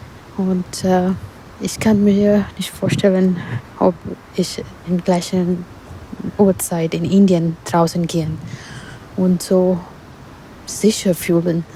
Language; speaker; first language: German; non-native, learner; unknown